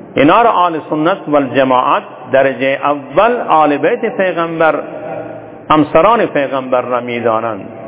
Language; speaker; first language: Persian; non-native, local second language; Turkmen